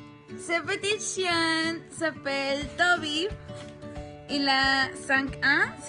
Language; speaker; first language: French; non-native, learner; Spanish